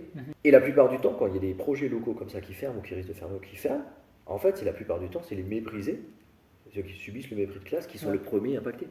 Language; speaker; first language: French; native; French